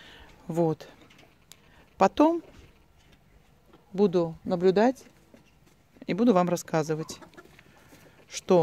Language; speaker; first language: Russian; native; Russian